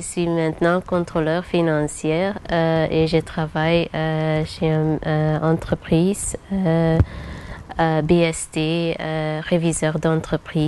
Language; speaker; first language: French; non-native, local second language; Dutch